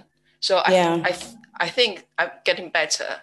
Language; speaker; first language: English; non-native, fluent; Chinese